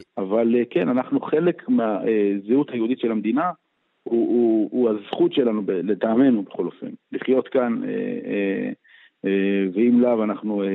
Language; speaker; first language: Hebrew; native; Hebrew